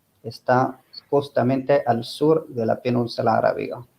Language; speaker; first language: Spanish; non-native, fluent; Arabic